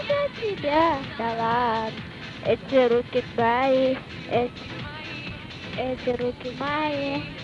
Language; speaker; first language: Russian; native; Russian